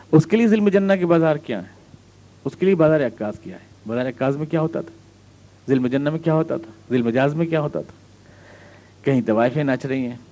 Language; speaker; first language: Urdu; native; Urdu